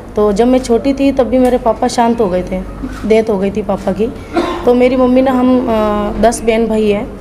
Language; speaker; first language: Hindi; native; Hindi